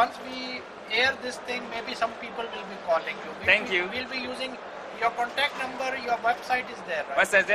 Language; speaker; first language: English; non-native, fluent; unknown